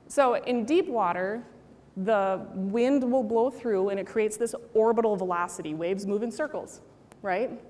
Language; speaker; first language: English; native; English